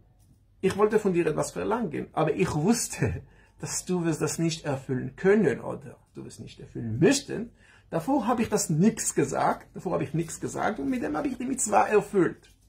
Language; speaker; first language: German; non-native, learner; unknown